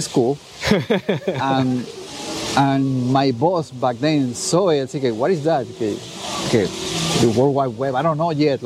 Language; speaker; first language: English; non-native, fluent; Spanish